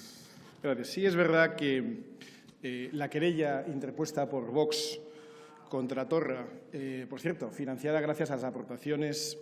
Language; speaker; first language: Spanish; native; Spanish